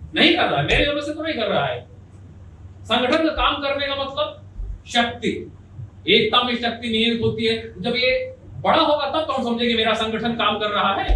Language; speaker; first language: Hindi; native; Hindi